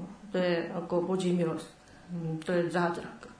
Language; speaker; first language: Czech; non-native, learner; Japanese